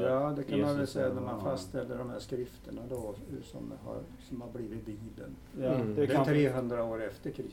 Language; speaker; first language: Swedish; native; Swedish